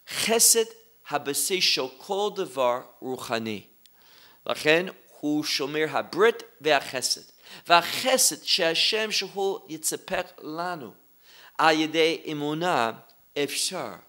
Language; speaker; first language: Hebrew; non-native, fluent; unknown